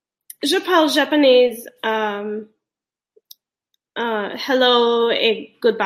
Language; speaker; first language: French; non-native, learner; English